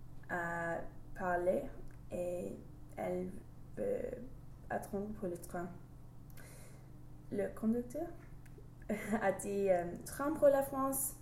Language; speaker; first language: French; non-native, learner; English